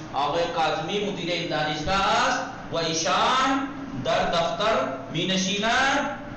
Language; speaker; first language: Persian; non-native, fluent; Urdu